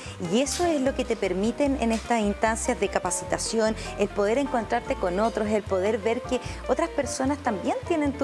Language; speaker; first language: Spanish; native; Spanish